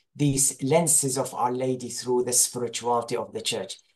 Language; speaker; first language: English; non-native, fluent; Arabic